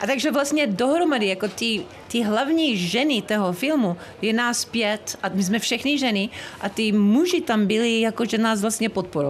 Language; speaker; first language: Czech; early bilingual, heritage; Czech